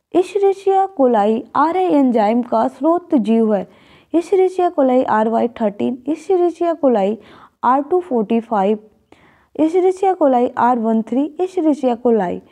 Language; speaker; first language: Hindi; native; Hindi